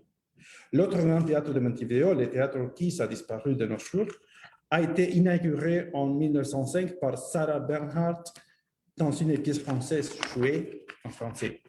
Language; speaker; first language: French; non-native, fluent; Spanish